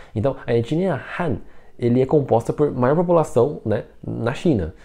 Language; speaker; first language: Portuguese; non-native, fluent; Chinese